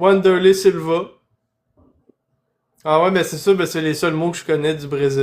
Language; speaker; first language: French; native; French